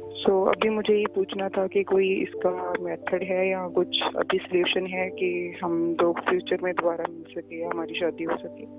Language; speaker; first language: Hindi; non-native, local second language; Punjabi